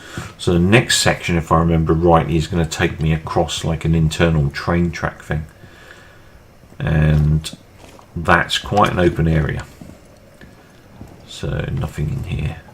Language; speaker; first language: English; native; English